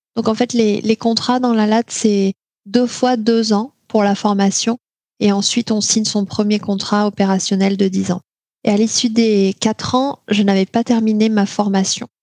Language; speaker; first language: French; native; French